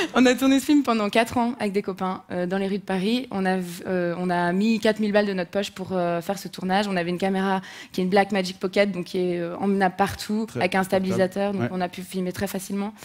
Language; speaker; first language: French; native; French